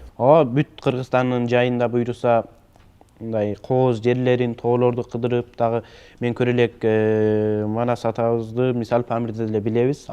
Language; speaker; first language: Kyrgyz; early bilingual, heritage; Kyrgyz